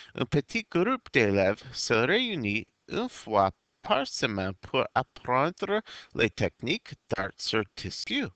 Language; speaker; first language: French; non-native, fluent; English